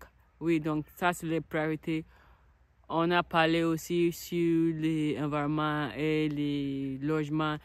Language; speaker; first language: French; non-native, learner; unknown